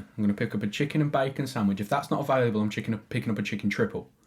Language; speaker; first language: English; native; English